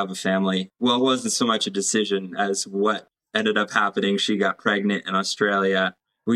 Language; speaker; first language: English; native; English